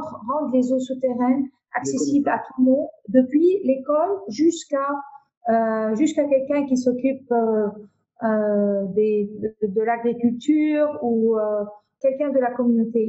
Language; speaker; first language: French; non-native, local second language; Arabic